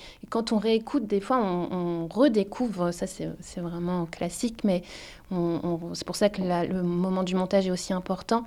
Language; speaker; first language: French; native; French